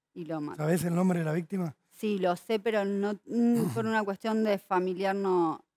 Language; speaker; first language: Spanish; native; Spanish